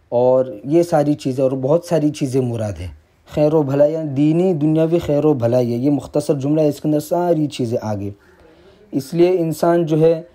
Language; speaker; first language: Urdu; non-native, local second language; Gujarati